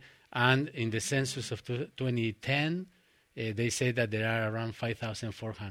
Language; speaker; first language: English; non-native, fluent; Spanish